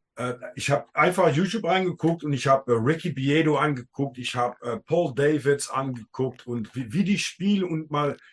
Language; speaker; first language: German; early bilingual, heritage; Dutch